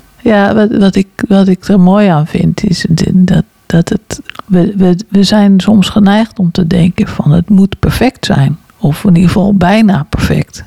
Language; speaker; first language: Dutch; native; Dutch